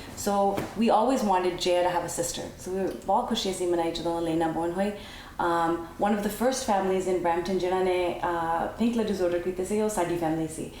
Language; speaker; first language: Punjabi; early bilingual, heritage; Punjabi